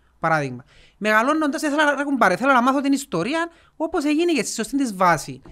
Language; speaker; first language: Greek; native; Greek